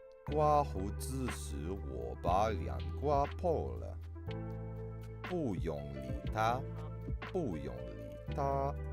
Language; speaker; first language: Chinese; non-native, learner; English